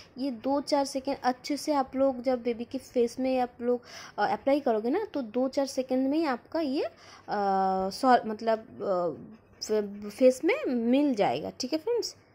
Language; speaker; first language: Hindi; non-native, local second language; Bangla